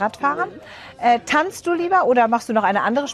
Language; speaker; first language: German; native; German